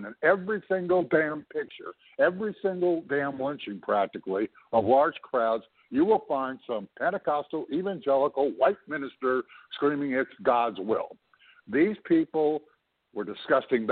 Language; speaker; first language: English; native; English